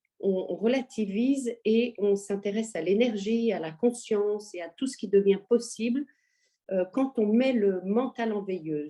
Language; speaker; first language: French; native; French